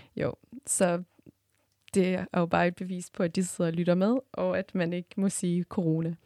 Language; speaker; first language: Danish; early bilingual, other home language; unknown